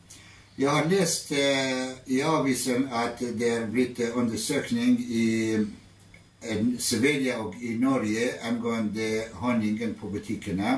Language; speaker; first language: Norwegian; non-native, fluent; Arabic